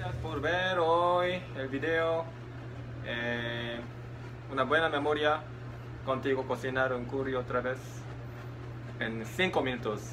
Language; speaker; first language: Spanish; non-native, learner; Korean